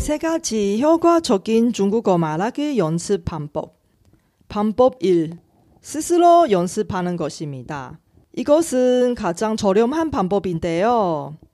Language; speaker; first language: Korean; non-native, fluent; Chinese